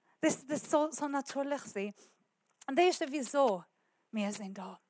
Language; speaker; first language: German; non-native, learner; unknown